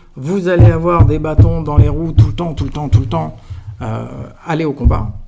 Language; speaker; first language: French; native; French